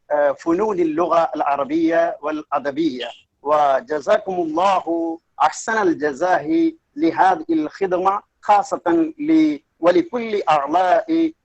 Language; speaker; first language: Arabic; non-native, fluent; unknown